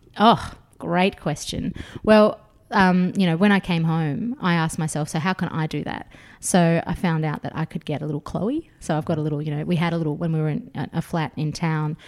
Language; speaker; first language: English; early bilingual, other home language; Russian